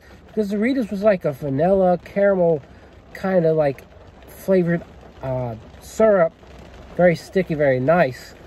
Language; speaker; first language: English; native; English